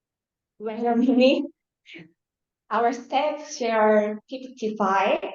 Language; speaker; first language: English; non-native, learner; Korean